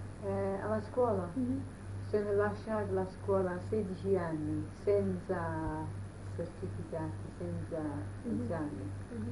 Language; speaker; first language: Italian; early bilingual, heritage; Italian